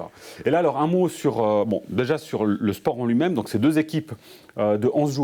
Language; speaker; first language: French; native; French